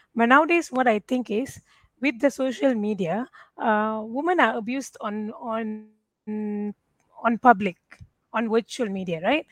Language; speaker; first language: English; non-native, local second language; Tamil